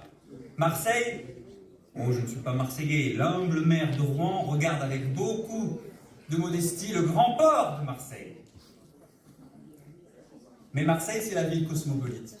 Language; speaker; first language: French; native; French